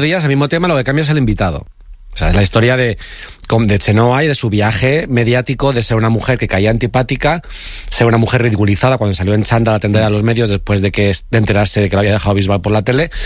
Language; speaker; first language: Spanish; native; Spanish